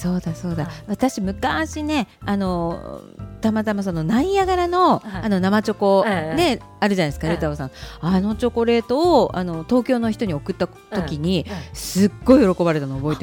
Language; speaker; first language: Japanese; native; Japanese